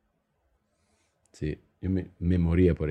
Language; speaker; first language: Spanish; early bilingual, heritage; Spanish